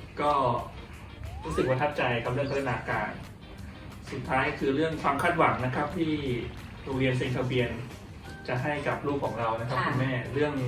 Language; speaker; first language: Thai; native; Thai